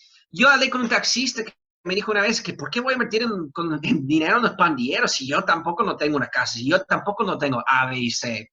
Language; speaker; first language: Spanish; non-native, fluent; English